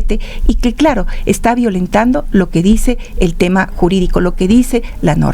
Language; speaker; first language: Spanish; native; Spanish